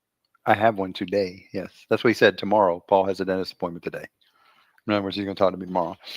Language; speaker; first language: English; native; English